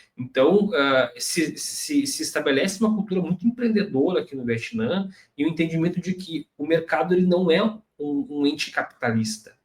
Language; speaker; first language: Portuguese; native; Portuguese